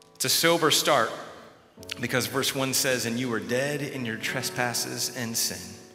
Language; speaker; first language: English; native; English